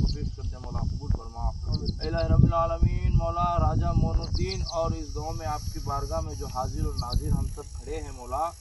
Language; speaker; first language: Urdu; native; Urdu